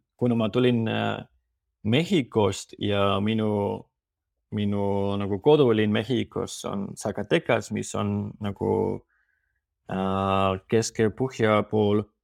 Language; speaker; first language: Estonian; non-native, fluent; Spanish